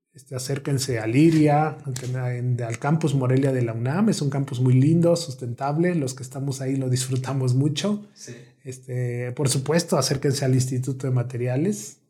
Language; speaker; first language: Spanish; native; Spanish